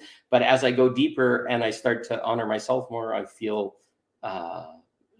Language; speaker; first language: English; native; English